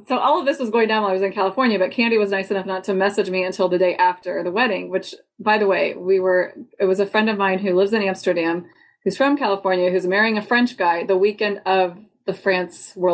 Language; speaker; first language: English; native; English